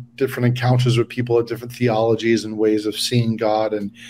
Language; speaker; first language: English; native; English